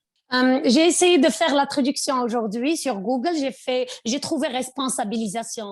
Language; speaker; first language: French; non-native, local second language; Arabic